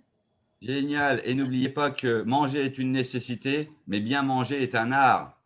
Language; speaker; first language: French; native; French